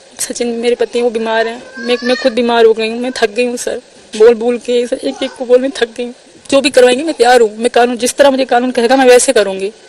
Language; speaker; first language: Urdu; non-native, local second language; Sindhi